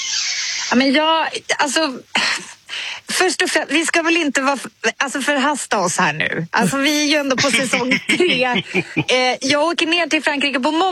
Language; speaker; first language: Swedish; native; Swedish